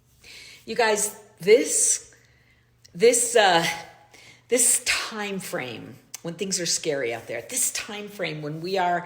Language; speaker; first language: English; native; English